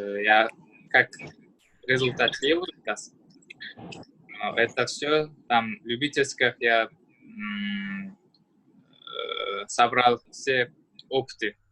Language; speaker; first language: Russian; non-native, learner; Uzbek